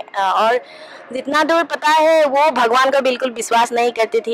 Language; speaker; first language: Hindi; non-native, local second language; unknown